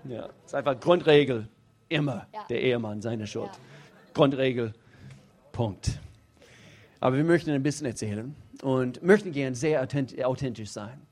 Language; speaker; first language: German; non-native, fluent; English